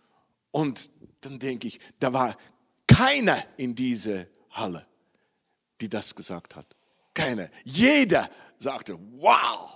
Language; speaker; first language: German; non-native, learner; Dutch